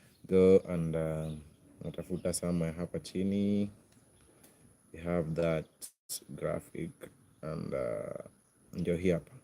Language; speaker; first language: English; non-native, local second language; Swahili